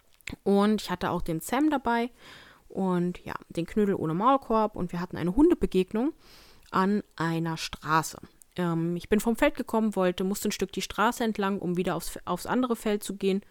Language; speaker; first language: German; native; German